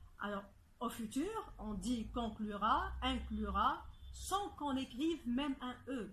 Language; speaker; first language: French; non-native, fluent; Arabic